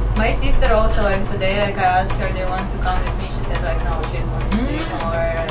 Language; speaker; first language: English; non-native, learner; Russian